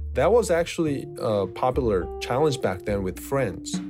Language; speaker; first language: English; non-native, fluent; Korean